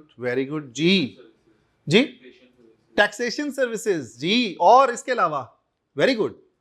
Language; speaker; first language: Urdu; non-native, local second language; Punjabi